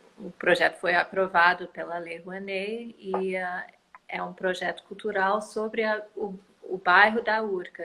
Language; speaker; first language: Portuguese; non-native, fluent; English